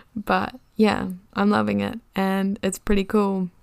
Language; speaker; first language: English; native; English